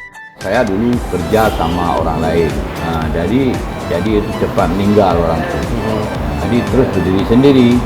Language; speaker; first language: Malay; non-native, local second language; Achinese